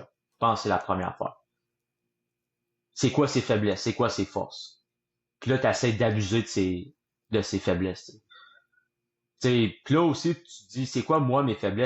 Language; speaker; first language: French; native; French